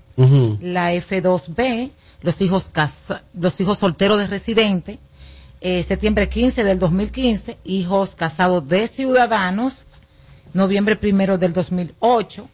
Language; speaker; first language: Spanish; native; Spanish